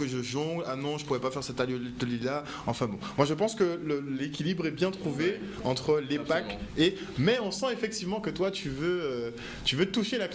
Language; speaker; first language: French; native; French